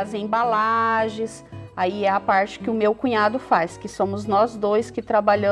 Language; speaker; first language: Portuguese; native; Portuguese